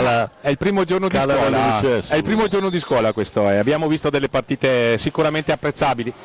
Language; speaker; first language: Italian; native; Italian